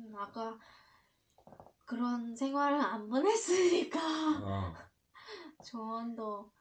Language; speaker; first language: Korean; non-native, learner; Vietnamese